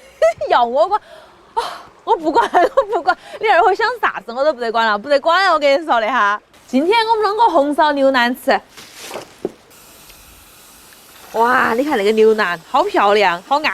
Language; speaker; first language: Chinese; native; Chinese